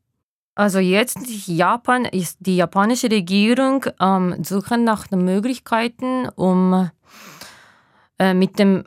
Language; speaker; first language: German; non-native, fluent; Japanese